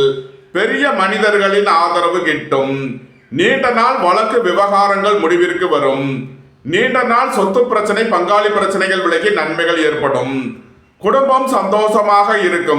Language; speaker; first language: Tamil; native; Tamil